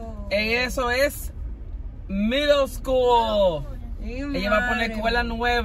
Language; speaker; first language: Spanish; native; Spanish